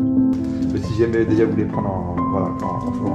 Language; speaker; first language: French; native; French